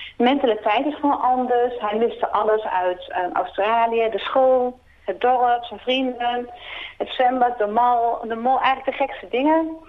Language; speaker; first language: Dutch; native; Dutch